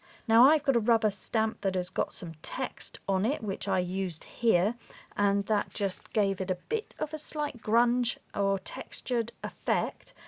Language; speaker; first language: English; native; English